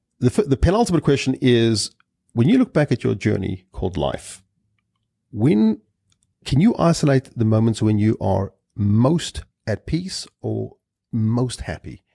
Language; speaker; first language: English; native; English